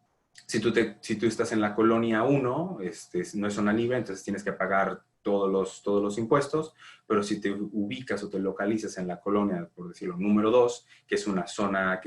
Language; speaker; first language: Spanish; native; Spanish